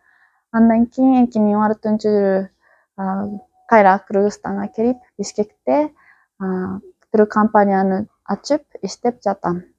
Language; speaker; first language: Kyrgyz; non-native, fluent; Japanese